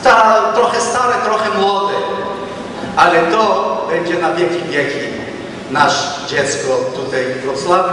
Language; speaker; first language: Polish; early bilingual, heritage; Polish